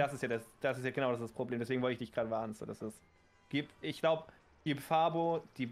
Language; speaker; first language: German; native; German